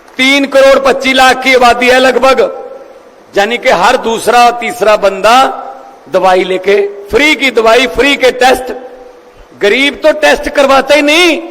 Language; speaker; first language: Hindi; non-native, local second language; Punjabi